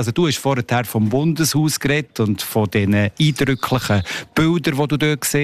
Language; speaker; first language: German; native; German